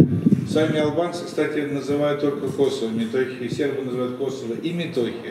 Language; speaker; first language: Russian; native; Russian